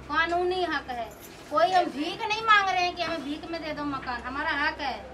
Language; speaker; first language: Hindi; native; Hindi